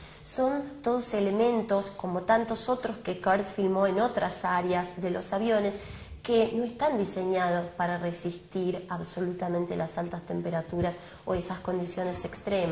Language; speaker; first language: Spanish; native; Spanish